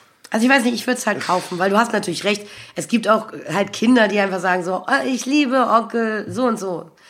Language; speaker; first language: German; native; German